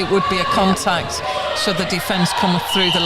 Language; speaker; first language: English; native; English